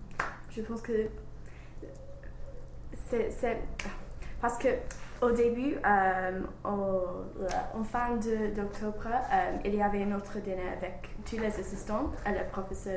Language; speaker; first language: French; non-native, learner; English